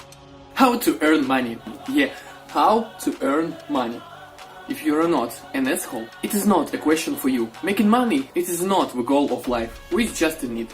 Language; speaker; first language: English; non-native, fluent; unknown